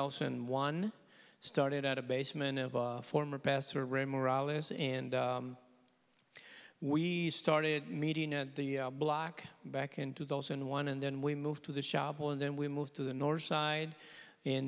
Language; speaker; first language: English; non-native, fluent; Spanish